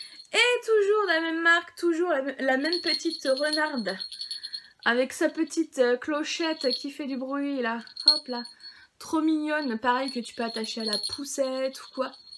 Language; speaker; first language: French; native; French